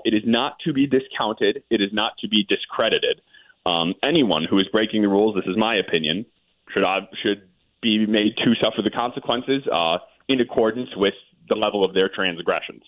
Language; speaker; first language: English; native; English